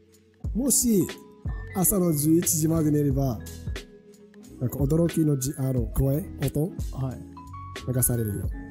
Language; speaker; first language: Japanese; non-native, fluent; Arabic